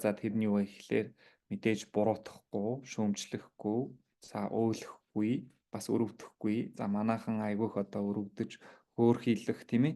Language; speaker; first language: Mongolian; native; Mongolian